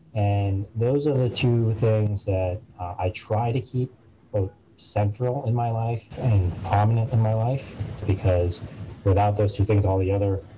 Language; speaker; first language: English; native; English